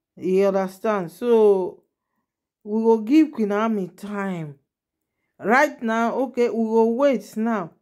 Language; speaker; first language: Nigerian Pidgin; non-native, local second language; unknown